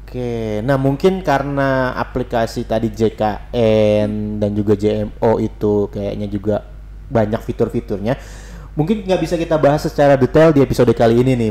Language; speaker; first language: Indonesian; native; Indonesian